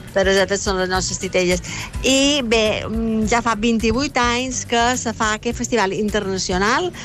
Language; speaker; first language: Catalan; native; Catalan